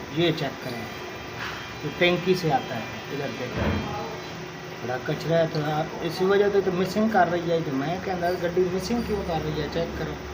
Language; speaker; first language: Urdu; non-native, local second language; Punjabi